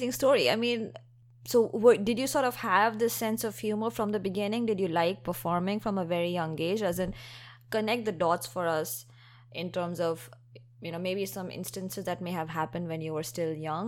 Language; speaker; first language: English; non-native, local second language; Hindi